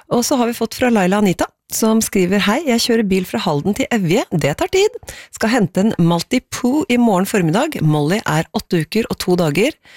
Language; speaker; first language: Norwegian; native; Norwegian